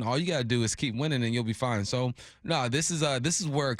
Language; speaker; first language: English; native; English